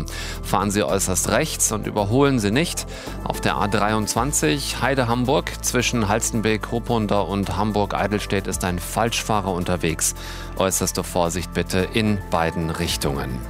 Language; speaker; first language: German; native; German